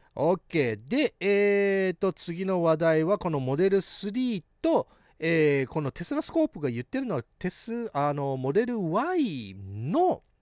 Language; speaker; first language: Japanese; early bilingual, heritage; Japanese